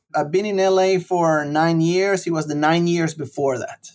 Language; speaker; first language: English; non-native, fluent; Spanish